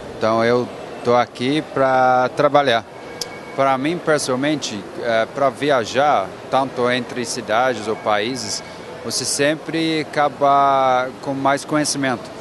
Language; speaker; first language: Portuguese; non-native, fluent; English